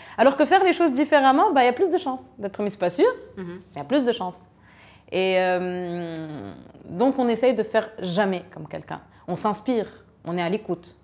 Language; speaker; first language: French; non-native, local second language; Arabic